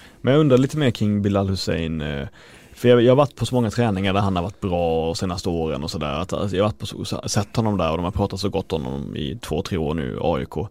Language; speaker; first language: Swedish; native; Swedish